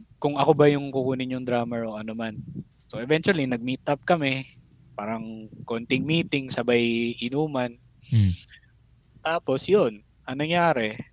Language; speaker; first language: Filipino; non-native, local second language; Cebuano